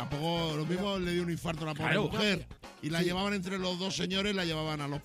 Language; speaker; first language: Spanish; native; Spanish